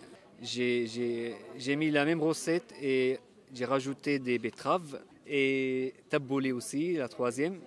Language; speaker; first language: French; non-native, fluent; Arabic